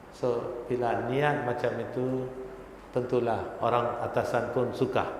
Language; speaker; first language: Malay; non-native, local second language; Tamil